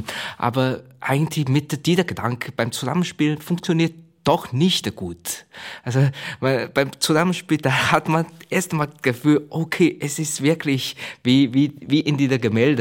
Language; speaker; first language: German; non-native, learner; Chinese